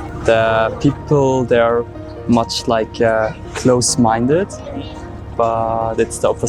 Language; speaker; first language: English; non-native, learner; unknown